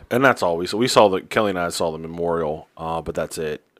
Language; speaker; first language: English; native; English